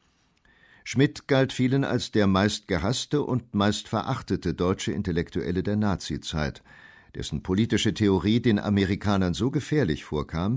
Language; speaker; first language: German; native; German